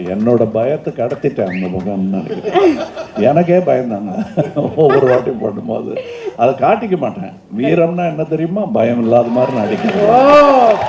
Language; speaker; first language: Tamil; native; Tamil